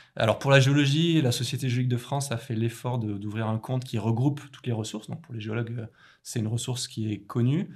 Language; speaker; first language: French; native; French